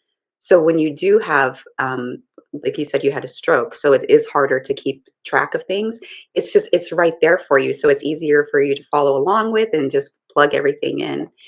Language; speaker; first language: English; native; English